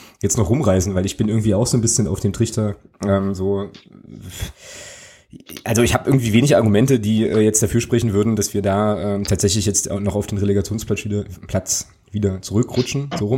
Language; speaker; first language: German; native; German